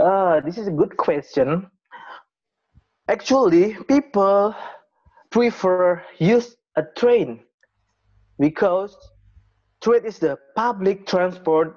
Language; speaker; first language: English; non-native, learner; Indonesian